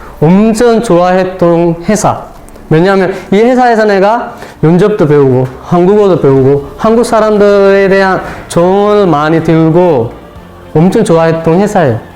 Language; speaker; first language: Korean; non-native, fluent; Sinhala